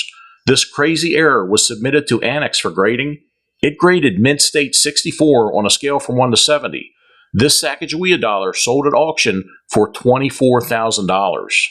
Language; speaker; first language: English; native; English